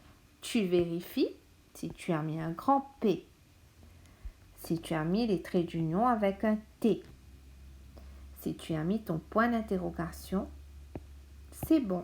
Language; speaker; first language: French; non-native, local second language; Morisyen